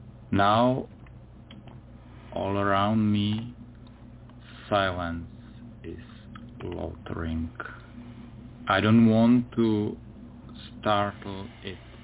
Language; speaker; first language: English; non-native, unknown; Czech